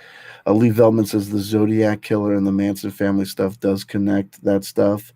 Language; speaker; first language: English; native; English